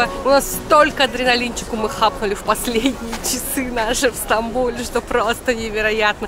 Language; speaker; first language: Russian; native; Russian